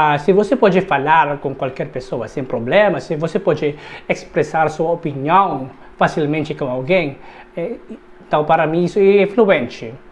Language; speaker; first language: Portuguese; non-native, learner; Filipino